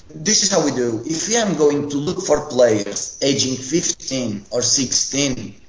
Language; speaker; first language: English; non-native, fluent; Portuguese